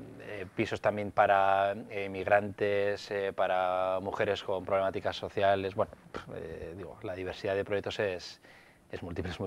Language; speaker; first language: Spanish; native; Spanish